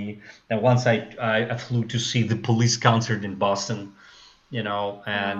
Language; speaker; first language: English; non-native, fluent; Russian